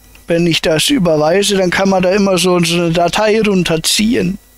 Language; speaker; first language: German; native; German